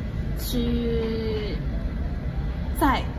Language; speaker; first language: Chinese; non-native, learner; Japanese